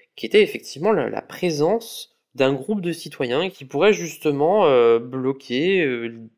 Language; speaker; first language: French; native; French